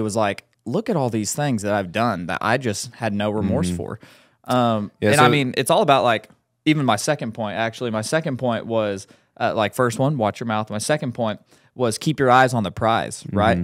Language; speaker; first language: English; native; English